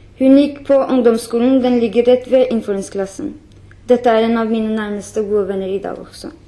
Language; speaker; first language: Norwegian; non-native, fluent; Kurdish